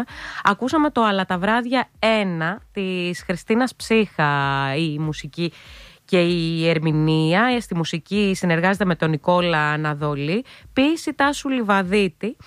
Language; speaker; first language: Greek; native; Greek